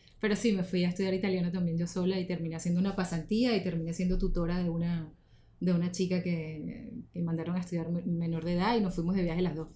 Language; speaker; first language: Spanish; native; Spanish